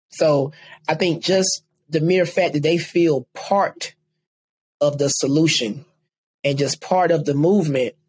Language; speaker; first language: English; native; English